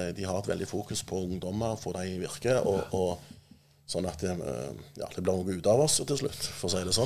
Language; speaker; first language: Norwegian; native; Norwegian